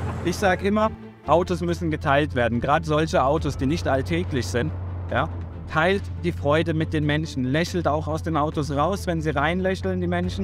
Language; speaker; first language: German; native; German